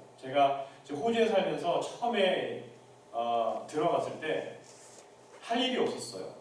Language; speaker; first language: Korean; native; Korean